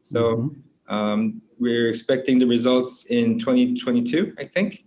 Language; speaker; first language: English; non-native, fluent; Korean